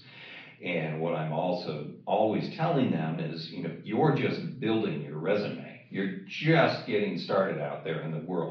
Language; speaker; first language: English; native; English